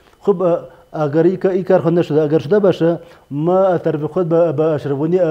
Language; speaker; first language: Persian; non-native, local second language; Pashto